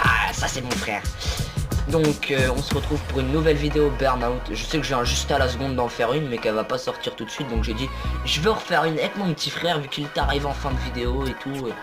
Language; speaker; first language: French; native; French